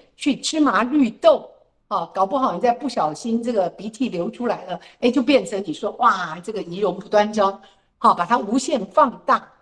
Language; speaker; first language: Chinese; native; Chinese